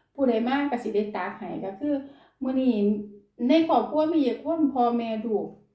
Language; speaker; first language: Thai; native; Thai